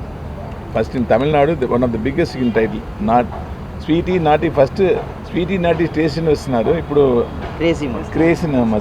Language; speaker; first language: Telugu; non-native, learner; Tamil